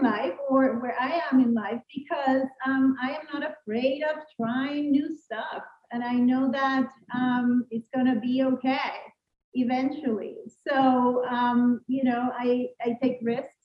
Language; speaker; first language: English; non-native, fluent; Spanish